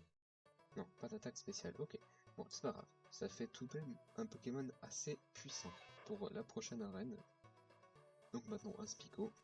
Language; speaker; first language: French; native; French